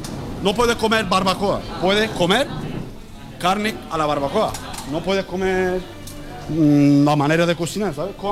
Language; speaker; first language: Spanish; non-native, learner; Turkish